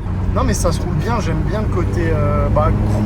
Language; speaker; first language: French; native; French